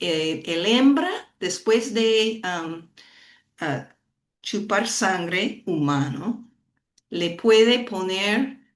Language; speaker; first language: Spanish; non-native, fluent; English